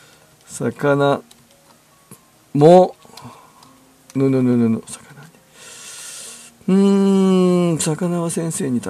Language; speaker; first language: Japanese; non-native, learner; English